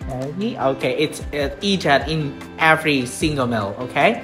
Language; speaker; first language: English; non-native, fluent; Vietnamese